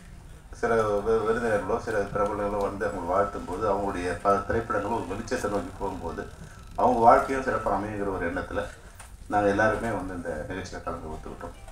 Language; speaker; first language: Tamil; native; Tamil